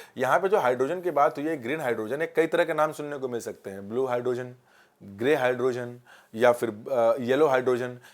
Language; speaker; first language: Hindi; native; Hindi